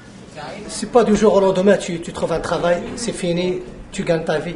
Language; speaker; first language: French; non-native, local second language; Arabic